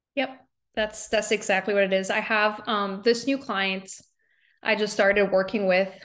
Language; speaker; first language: English; native; English